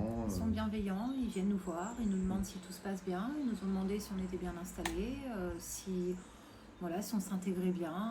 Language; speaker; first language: French; native; French